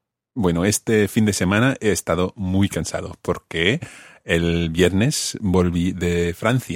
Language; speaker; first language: Spanish; non-native, fluent; English